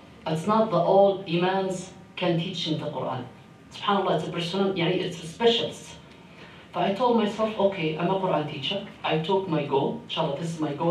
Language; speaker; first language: English; non-native, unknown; Arabic